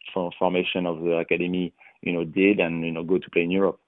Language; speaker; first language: English; non-native, fluent; French